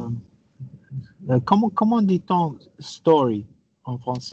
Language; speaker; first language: French; non-native, learner; Arabic